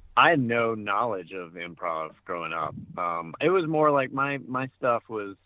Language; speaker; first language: English; native; English